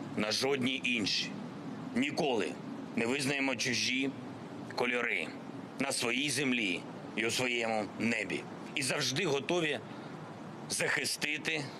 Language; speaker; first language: Ukrainian; non-native, local second language; Russian